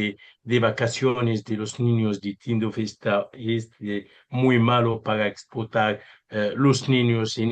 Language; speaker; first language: Spanish; non-native, learner; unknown